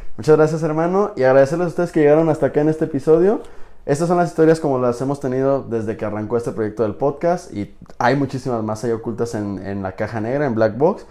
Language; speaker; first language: Spanish; native; Spanish